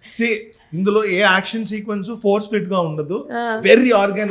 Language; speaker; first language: Telugu; native; Telugu